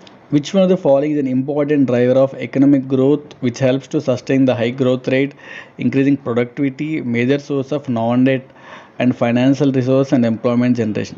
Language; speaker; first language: English; non-native, local second language; Telugu